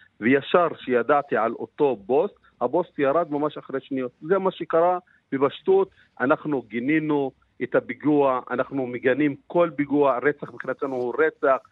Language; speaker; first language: Hebrew; non-native, local second language; Arabic